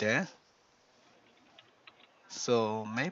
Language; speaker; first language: English; non-native, learner; Korean